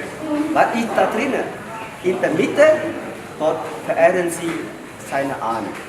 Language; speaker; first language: German; non-native, learner; Vietnamese